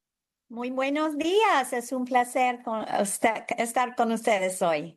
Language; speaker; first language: Spanish; non-native, learner; English